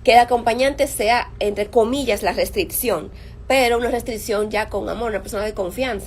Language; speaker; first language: Spanish; native; Spanish